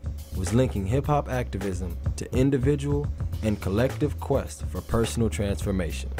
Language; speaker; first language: English; native; English